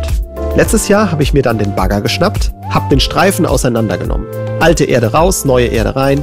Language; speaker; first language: German; native; German